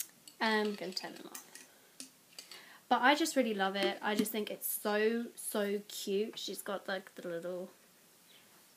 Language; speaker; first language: English; native; English